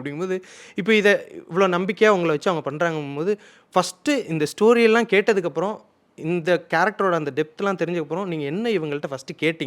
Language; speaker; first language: Tamil; native; Tamil